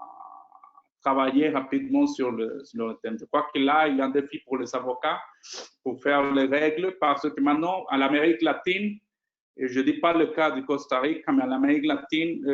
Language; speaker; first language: French; non-native, fluent; Spanish